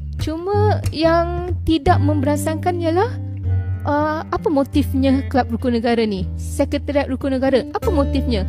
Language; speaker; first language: Malay; native; Malay